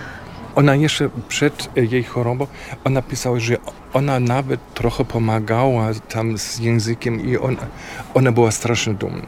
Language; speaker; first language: Polish; non-native, fluent; German